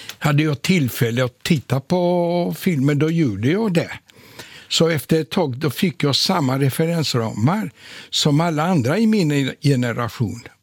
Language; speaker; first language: Swedish; non-native, fluent; Polish